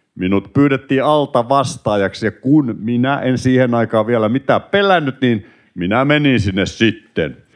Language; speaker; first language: Finnish; native; Finnish